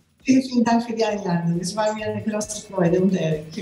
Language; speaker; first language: German; non-native, fluent; Greek